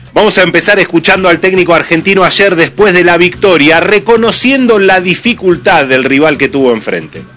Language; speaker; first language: Spanish; native; Spanish